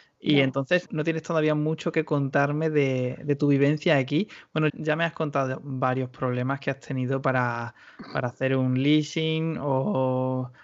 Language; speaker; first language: Spanish; native; Spanish